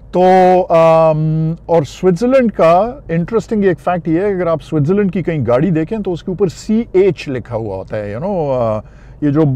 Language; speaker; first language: Urdu; non-native, local second language; Pashto